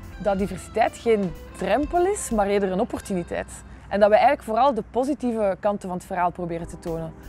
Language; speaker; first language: Dutch; native; Dutch